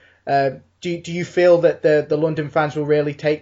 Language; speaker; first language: English; native; English